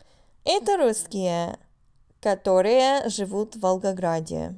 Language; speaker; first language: Russian; non-native, fluent; English